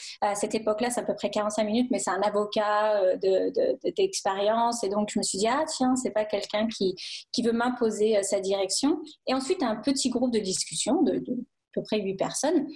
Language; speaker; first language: French; native; French